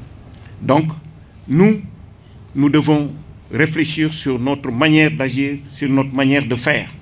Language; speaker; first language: French; non-native, local second language; Wolof